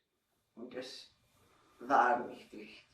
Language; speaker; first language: German; non-native, fluent; Czech